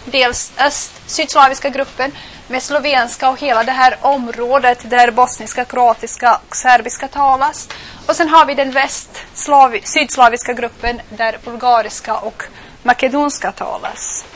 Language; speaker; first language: Swedish; non-native, fluent; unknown